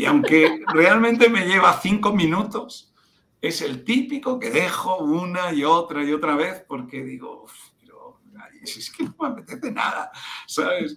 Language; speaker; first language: Spanish; native; Spanish